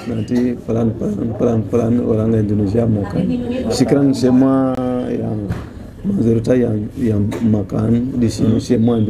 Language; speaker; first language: Indonesian; non-native, learner; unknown